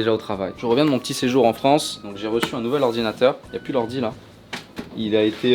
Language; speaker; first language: French; native; French